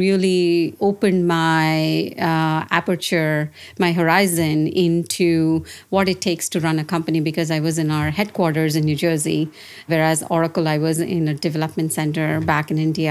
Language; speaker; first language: English; non-native, local second language; Telugu